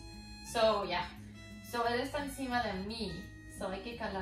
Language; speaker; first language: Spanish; early bilingual, heritage; Spanish